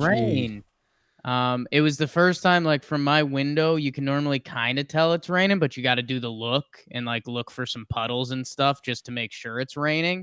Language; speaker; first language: English; native; English